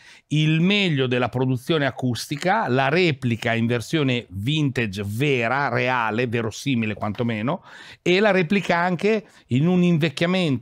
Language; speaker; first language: Italian; native; Italian